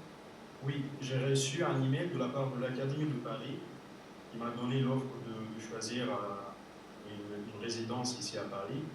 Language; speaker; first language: French; non-native, fluent; Arabic